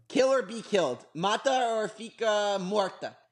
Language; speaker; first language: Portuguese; non-native, learner; English